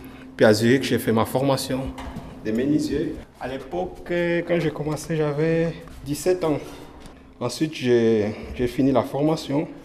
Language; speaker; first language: French; non-native, fluent; Portuguese